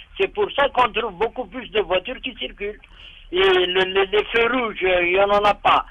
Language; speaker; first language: French; non-native, local second language; Arabic